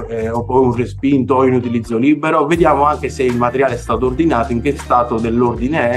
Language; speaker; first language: Italian; native; Italian